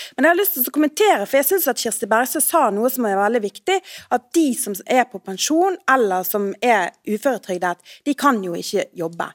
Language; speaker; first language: Norwegian; native; Norwegian